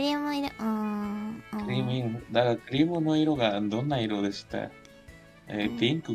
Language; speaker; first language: Japanese; non-native, fluent; Spanish